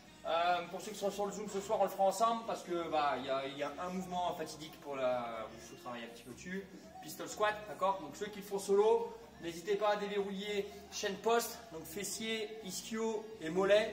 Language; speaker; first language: French; native; French